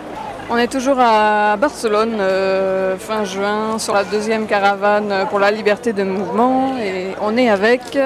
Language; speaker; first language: French; native; French